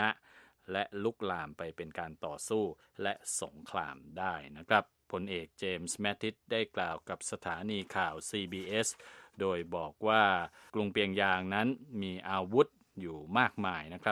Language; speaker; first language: Thai; native; Thai